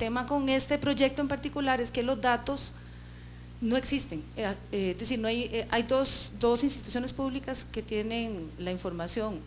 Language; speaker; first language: Spanish; native; Spanish